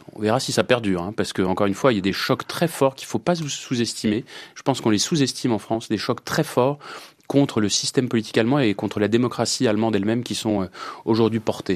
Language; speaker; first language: French; native; French